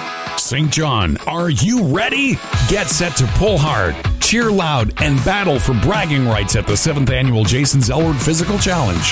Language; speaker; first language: English; native; English